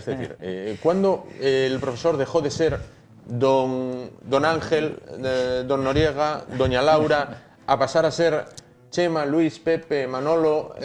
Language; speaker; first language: Spanish; native; Spanish